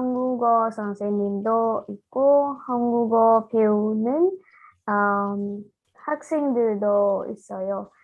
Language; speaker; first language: Korean; non-native, learner; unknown